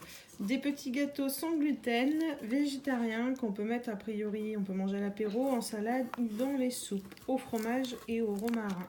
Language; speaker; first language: French; native; French